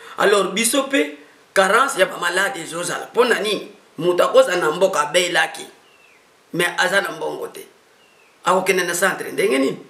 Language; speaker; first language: Lingala; non-native, local second language; Kituba (Democratic Republic of Congo)